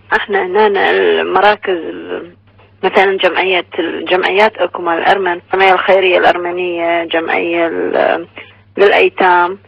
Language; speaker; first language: Arabic; non-native, local second language; Armenian